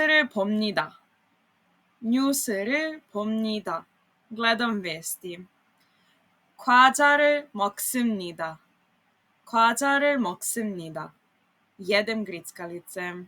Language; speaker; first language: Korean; non-native, fluent; Serbian